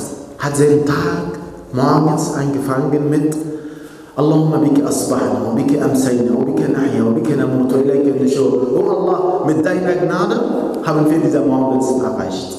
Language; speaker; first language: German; non-native, fluent; Arabic